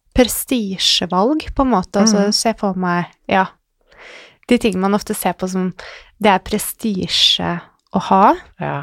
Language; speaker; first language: Norwegian; native; Norwegian